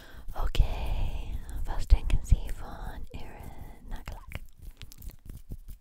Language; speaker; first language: German; non-native, learner; English